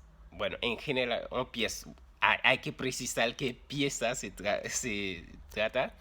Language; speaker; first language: Spanish; non-native, fluent; Haitian Creole